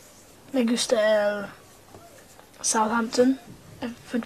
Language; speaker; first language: Spanish; non-native, learner; English